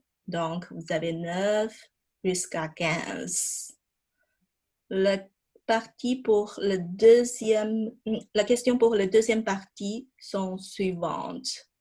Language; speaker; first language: French; non-native, fluent; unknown